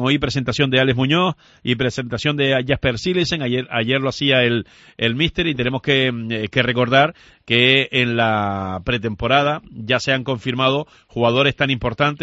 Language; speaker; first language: Spanish; native; Spanish